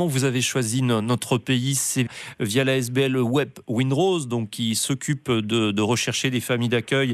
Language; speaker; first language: French; native; French